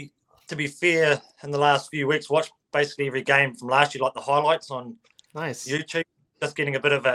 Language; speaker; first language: English; native; English